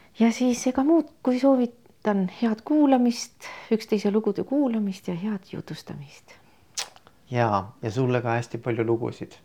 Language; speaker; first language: Estonian; native; Estonian